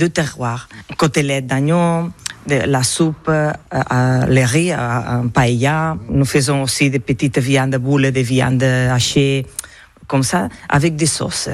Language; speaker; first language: French; non-native, local second language; Catalan